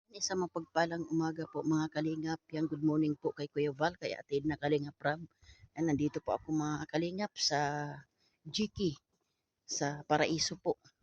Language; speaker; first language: Filipino; native; Filipino